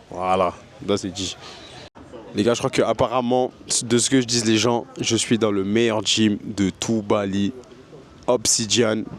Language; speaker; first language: French; native; French